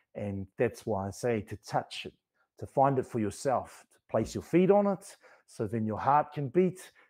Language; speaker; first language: English; native; English